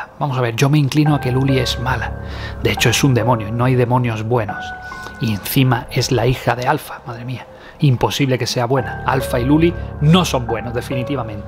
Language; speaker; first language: Spanish; native; Spanish